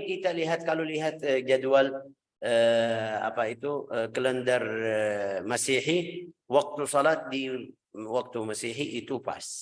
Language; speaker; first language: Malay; non-native, fluent; Arabic